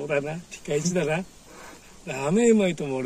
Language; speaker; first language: Japanese; native; Japanese